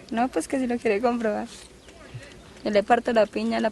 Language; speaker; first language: Spanish; native; Spanish